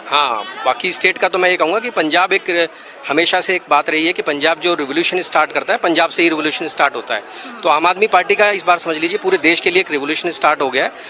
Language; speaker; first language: Hindi; native; Hindi